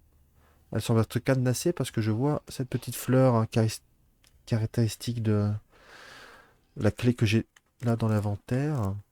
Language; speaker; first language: French; native; French